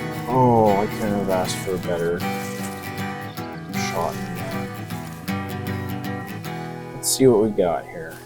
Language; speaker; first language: English; native; English